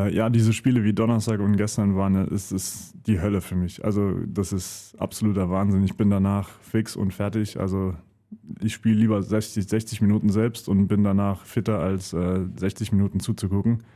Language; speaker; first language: German; native; German